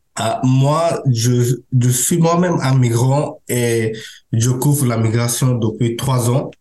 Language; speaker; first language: French; non-native, learner; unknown